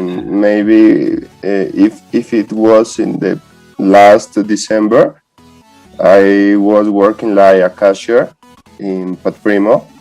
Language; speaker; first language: English; non-native, learner; Spanish